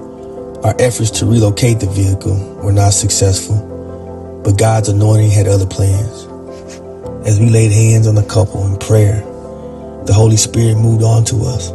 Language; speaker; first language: English; native; English